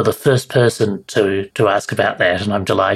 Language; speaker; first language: English; native; English